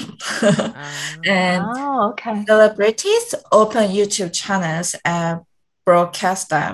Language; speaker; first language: English; non-native, learner; Korean